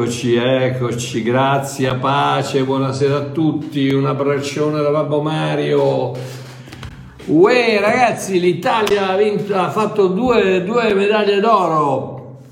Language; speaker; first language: Italian; native; Italian